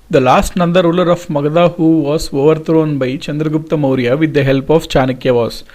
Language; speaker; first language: English; non-native, local second language; Telugu